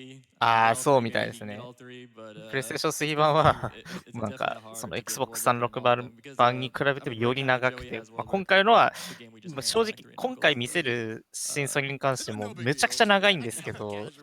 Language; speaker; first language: Japanese; native; Japanese